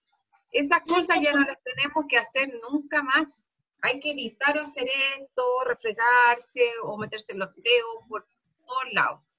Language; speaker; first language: Spanish; native; Spanish